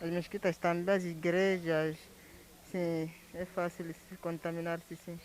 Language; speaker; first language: Portuguese; non-native, local second language; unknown